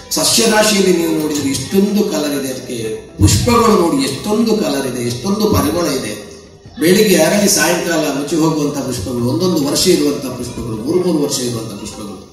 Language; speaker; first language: Kannada; non-native, local second language; Tulu